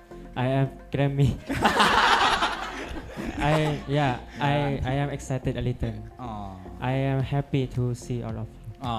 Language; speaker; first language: English; non-native, learner; Thai